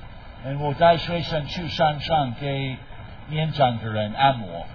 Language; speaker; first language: Chinese; non-native, fluent; English